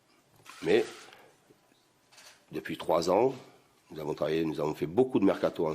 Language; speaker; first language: French; native; French